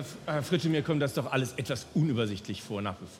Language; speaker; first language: German; non-native, fluent; English